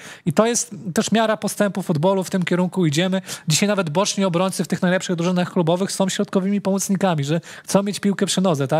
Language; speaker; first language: Polish; native; Polish